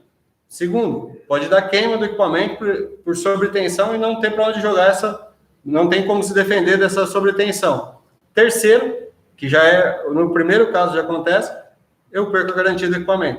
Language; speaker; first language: Portuguese; native; Portuguese